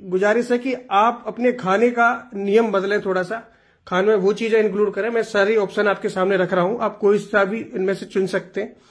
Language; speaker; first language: Hindi; non-native, local second language; Gujarati